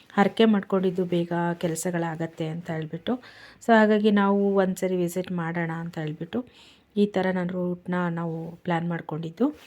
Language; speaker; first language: Kannada; native; Kannada